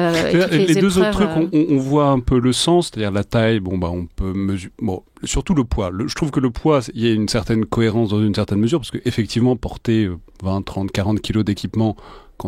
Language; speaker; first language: French; native; French